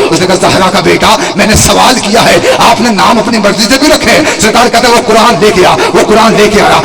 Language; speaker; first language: Urdu; non-native, local second language; Punjabi